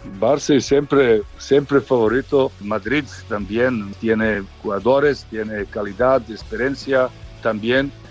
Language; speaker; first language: Spanish; non-native, learner; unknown